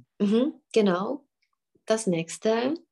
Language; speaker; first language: German; non-native, fluent; Czech